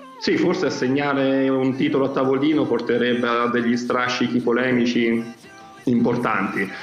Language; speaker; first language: Italian; early bilingual, other home language; Russian